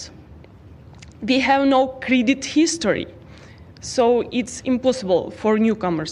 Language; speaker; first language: English; non-native, fluent; Ukrainian